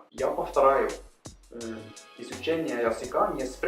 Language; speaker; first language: Russian; non-native, learner; Norwegian